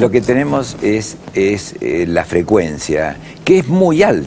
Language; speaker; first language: Spanish; native; Spanish